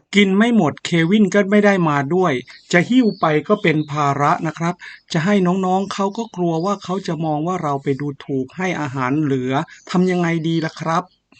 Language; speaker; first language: Thai; native; Thai